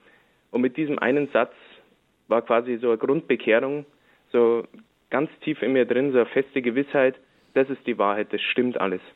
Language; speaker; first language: German; native; German